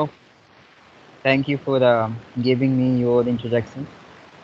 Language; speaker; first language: English; non-native, fluent; Hindi